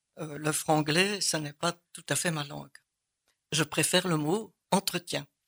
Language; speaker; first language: French; native; French